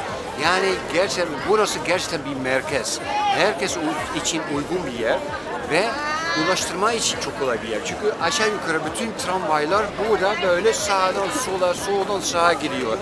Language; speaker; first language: Turkish; non-native, fluent; Dutch